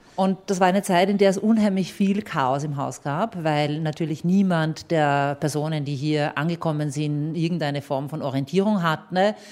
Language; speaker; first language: German; native; German